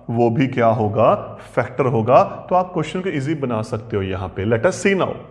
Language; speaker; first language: Hindi; non-native, local second language; Punjabi